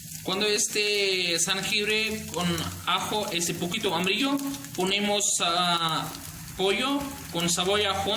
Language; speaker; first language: Spanish; non-native, learner; Urdu